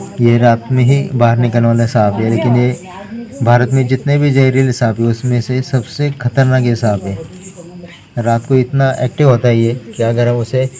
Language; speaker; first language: Hindi; non-native, local second language; Marathi